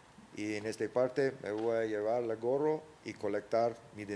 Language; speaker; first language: Spanish; early bilingual, heritage; English